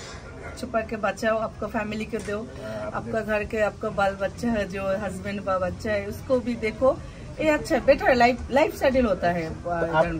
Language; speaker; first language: Hindi; non-native, learner; Bangla